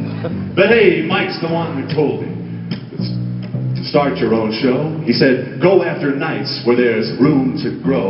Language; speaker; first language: English; native; English